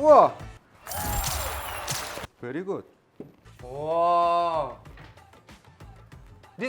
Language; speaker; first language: English; non-native, learner; Korean